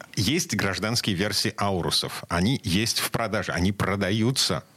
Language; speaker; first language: Russian; native; Russian